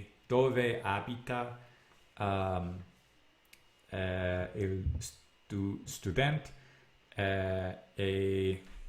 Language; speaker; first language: Italian; non-native, learner; English